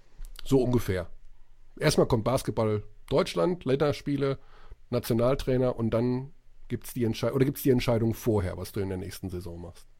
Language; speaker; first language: German; native; German